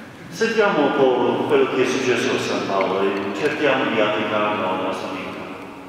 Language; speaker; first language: Italian; non-native, fluent; English